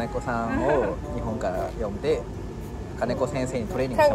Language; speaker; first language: Japanese; native; Japanese